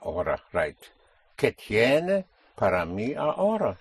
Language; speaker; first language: Spanish; non-native, fluent; English